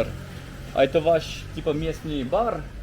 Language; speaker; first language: Russian; non-native, learner; English